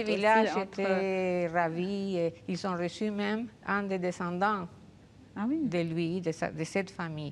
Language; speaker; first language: French; non-native, fluent; Spanish